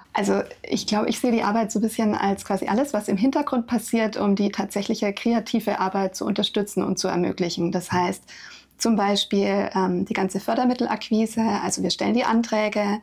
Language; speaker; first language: German; native; German